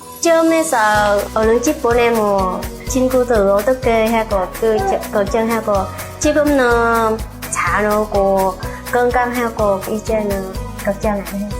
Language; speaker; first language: Korean; non-native, learner; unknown